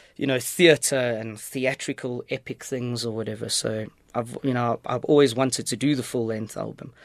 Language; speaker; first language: English; native; English